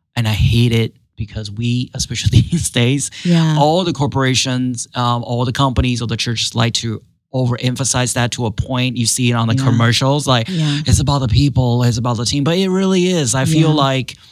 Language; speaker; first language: English; non-native, fluent; Chinese